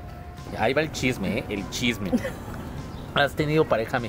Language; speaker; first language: Spanish; native; Spanish